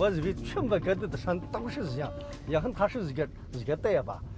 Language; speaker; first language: Chinese; native; Chinese